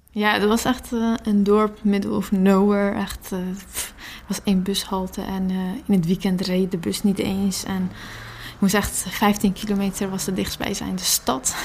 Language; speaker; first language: Dutch; early bilingual, other home language; Persian